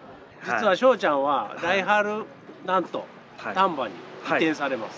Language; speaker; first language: Japanese; native; Japanese